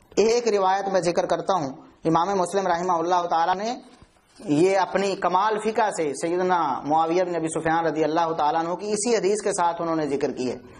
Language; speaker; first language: Urdu; non-native, local second language; Punjabi